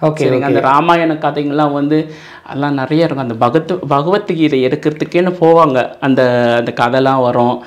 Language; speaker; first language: Tamil; non-native, local second language; Min Nan Chinese